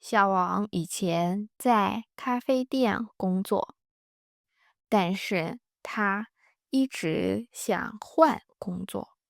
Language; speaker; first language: Chinese; non-native, fluent; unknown